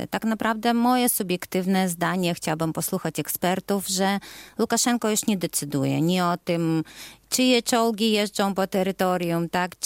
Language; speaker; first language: Polish; non-native, fluent; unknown